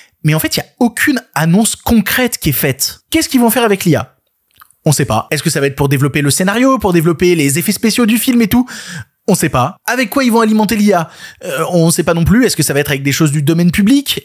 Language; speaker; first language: French; native; French